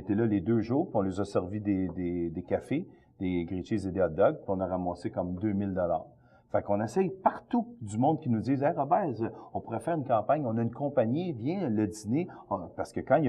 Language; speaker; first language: French; native; French